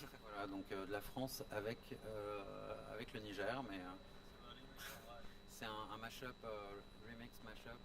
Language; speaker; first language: French; native; French